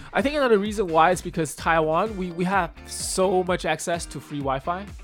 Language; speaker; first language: English; early bilingual, other home language; Chinese